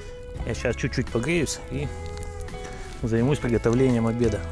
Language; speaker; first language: Russian; native; Russian